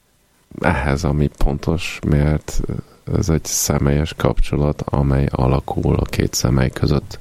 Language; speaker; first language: Hungarian; non-native, fluent; Italian